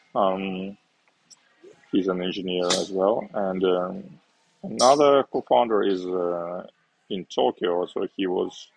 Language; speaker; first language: English; non-native, fluent; Uzbek